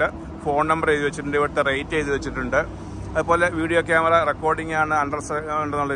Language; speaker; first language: Malayalam; native; Malayalam